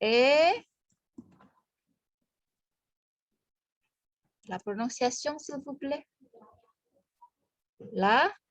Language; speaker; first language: French; non-native, fluent; Indonesian